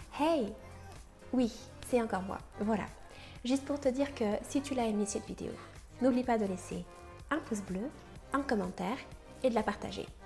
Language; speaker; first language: French; native; French